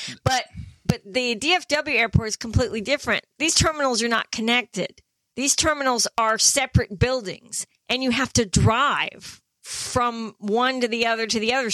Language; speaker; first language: English; native; English